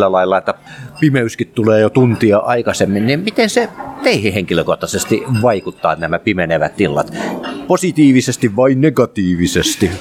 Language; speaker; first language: Finnish; native; Finnish